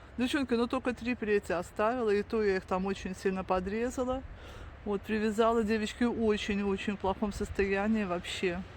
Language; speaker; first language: Russian; native; Russian